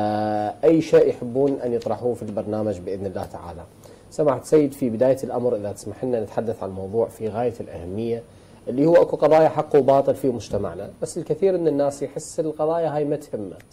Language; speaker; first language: Arabic; native; Arabic